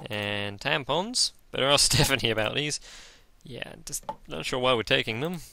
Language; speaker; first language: English; native; English